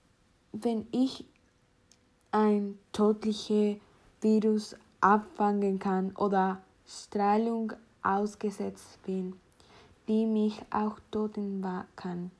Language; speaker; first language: German; non-native, learner; Spanish